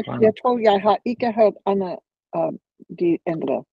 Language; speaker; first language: Danish; non-native, learner; English